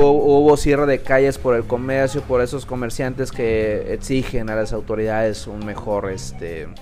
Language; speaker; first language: Spanish; native; Spanish